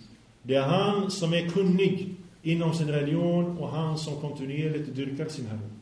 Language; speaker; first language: Swedish; early bilingual, other home language; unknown